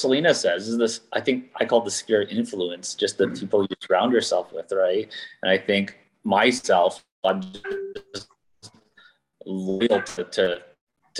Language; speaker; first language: English; native; English